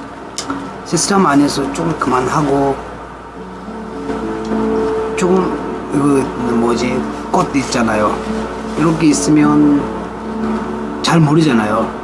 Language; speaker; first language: Korean; non-native, learner; Tibetan